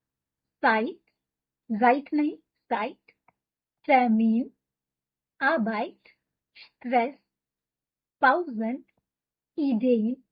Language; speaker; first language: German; non-native, fluent; Hindi